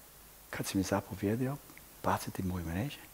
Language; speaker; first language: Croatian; early bilingual, heritage; Croatian